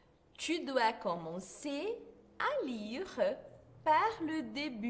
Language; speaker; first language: French; non-native, fluent; Portuguese